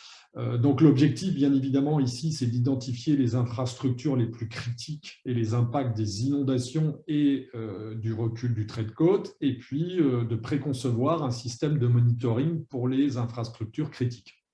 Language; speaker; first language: French; native; French